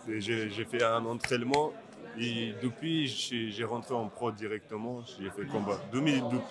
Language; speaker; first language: French; non-native, learner; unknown